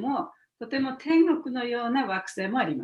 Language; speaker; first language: Japanese; native; Japanese